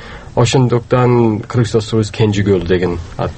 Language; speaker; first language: Kyrgyz; non-native, fluent; English